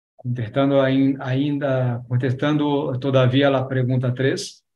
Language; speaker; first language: Spanish; native; Spanish